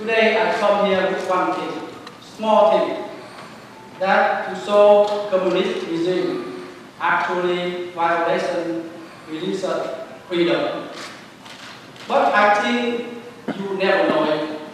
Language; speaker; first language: English; non-native, learner; Vietnamese